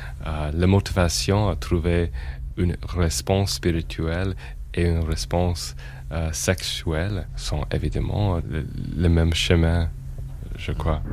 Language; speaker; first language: French; non-native, fluent; English